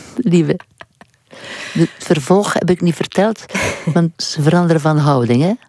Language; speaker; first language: Dutch; non-native, local second language; French